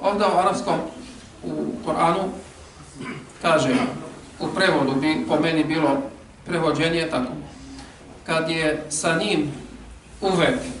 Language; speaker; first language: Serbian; non-native, fluent; Arabic